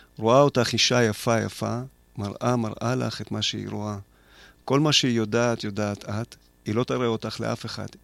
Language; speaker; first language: Hebrew; early bilingual, other home language; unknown